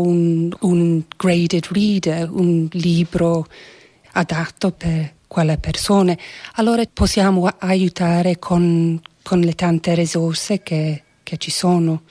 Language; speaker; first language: Italian; non-native, fluent; English